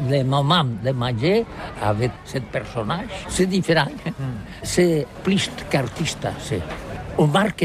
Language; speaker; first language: French; non-native, learner; Catalan